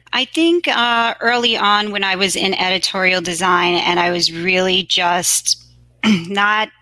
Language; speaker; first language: English; native; English